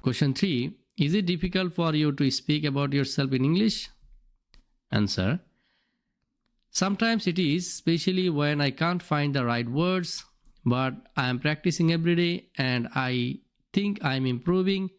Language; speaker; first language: English; non-native, local second language; Bangla